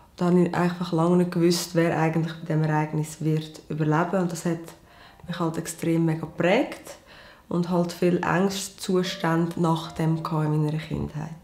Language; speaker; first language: German; early bilingual, other home language; Portuguese